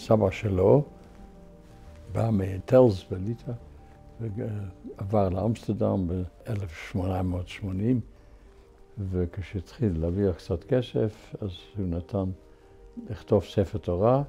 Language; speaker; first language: Hebrew; non-native, fluent; Dutch